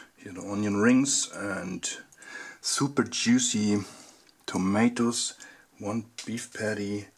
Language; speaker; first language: English; non-native, fluent; German